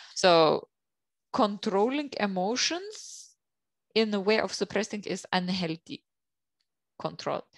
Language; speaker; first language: English; non-native, fluent; Lithuanian